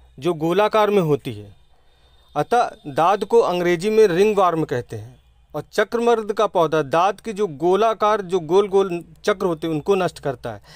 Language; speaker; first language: Hindi; native; Hindi